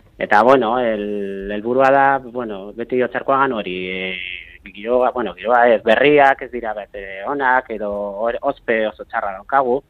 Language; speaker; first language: Basque; non-native, local second language; Spanish